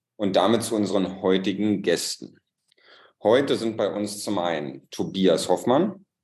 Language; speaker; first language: German; native; German